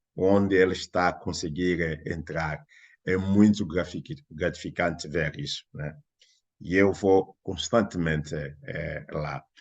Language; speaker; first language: Portuguese; non-native, fluent; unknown